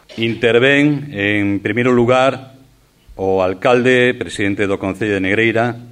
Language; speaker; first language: Galician; native; Galician